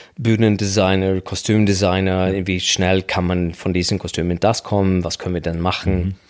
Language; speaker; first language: German; non-native, fluent; Swedish